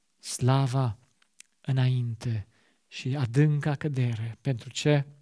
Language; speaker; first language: Romanian; non-native, fluent; German